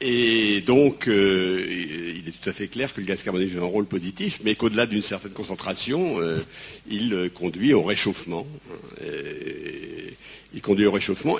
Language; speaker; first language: French; native; French